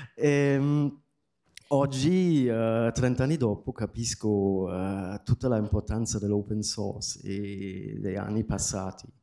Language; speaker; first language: Italian; non-native, fluent; German